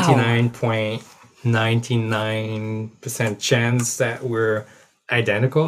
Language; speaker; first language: English; non-native, fluent; French